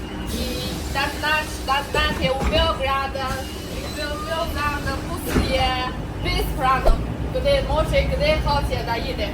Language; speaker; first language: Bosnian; non-native, learner; Chinese